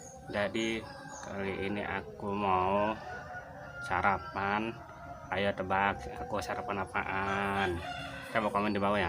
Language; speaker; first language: Indonesian; native; Indonesian